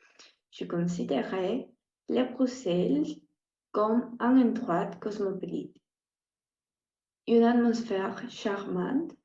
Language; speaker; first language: French; non-native, learner; Spanish